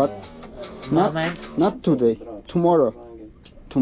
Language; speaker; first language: English; non-native, learner; Armenian